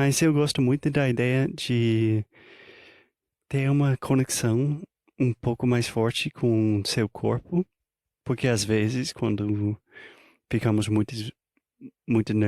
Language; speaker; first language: Portuguese; non-native, fluent; English